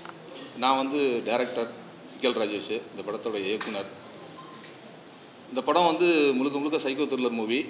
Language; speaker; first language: Tamil; native; Tamil